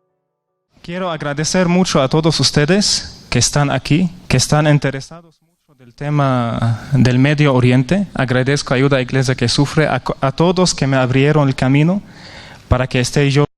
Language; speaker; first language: Spanish; non-native, fluent; Arabic